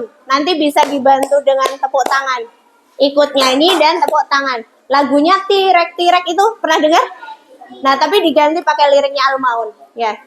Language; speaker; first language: Indonesian; native; Indonesian